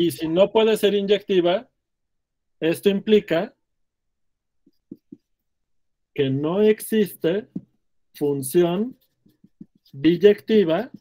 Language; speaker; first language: Spanish; native; Spanish